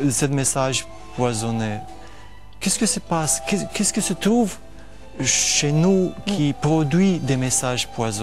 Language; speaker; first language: French; non-native, fluent; Romanian